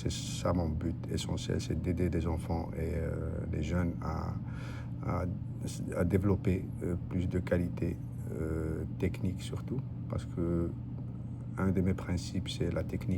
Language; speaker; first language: French; non-native, local second language; Arabic